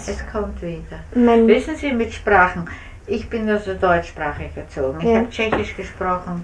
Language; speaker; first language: German; native; German